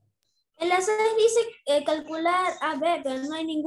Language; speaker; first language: Spanish; native; Spanish